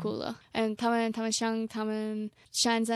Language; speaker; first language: Chinese; non-native, learner; English